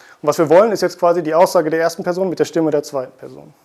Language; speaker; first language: German; native; German